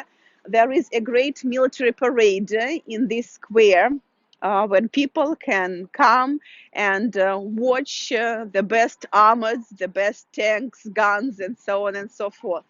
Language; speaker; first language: English; non-native, fluent; Russian